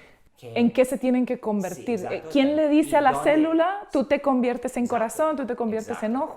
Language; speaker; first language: Spanish; native; Spanish